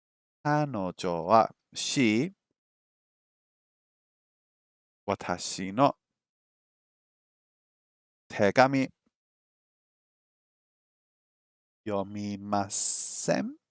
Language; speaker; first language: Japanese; non-native, learner; English